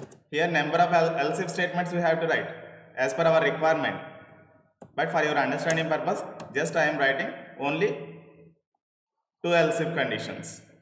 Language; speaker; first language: English; non-native, local second language; Telugu